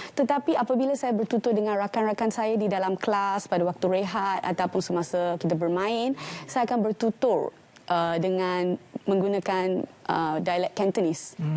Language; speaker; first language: Malay; non-native, local second language; Tamil